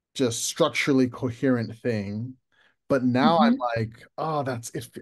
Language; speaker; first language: English; native; English